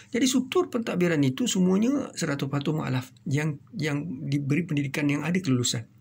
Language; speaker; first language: Malay; non-native, local second language; Tamil